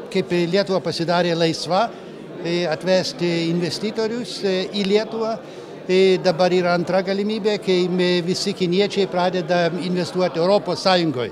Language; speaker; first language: Lithuanian; early bilingual, heritage; Lithuanian